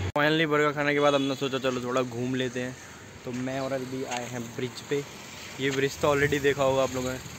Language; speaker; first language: Hindi; native; Hindi